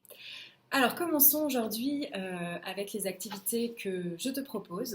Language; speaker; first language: French; native; French